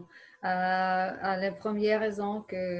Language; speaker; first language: French; non-native, learner; Ukrainian